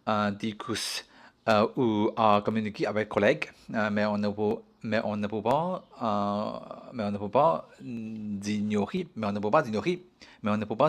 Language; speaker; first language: French; non-native, learner; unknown